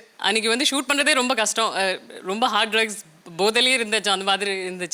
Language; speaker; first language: Tamil; non-native, fluent; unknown